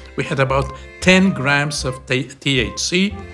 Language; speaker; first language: English; non-native, fluent; Bulgarian